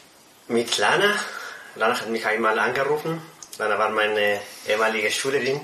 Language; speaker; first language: German; non-native, fluent; Spanish